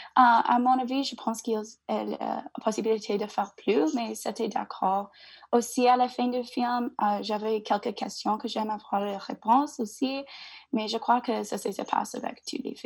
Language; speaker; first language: French; non-native, learner; English